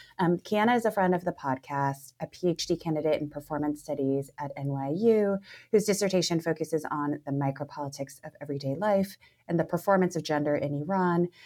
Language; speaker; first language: English; native; English